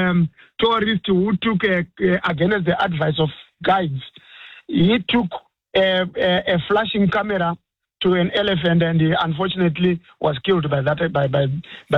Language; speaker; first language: English; non-native, local second language; Shona